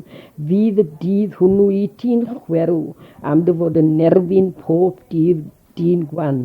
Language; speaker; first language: Welsh; native; Welsh